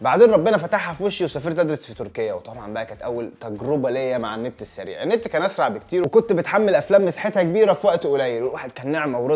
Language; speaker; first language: Arabic; native; Arabic